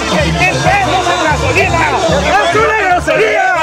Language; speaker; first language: Spanish; native; Spanish